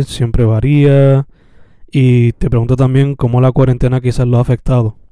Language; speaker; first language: Spanish; native; Spanish